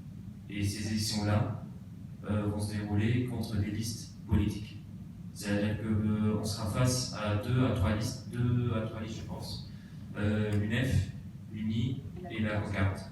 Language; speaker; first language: French; native; French